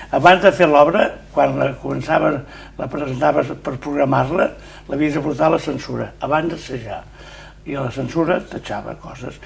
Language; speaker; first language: Catalan; native; Catalan